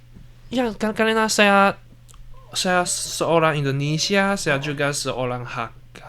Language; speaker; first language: Indonesian; non-native, learner; Chinese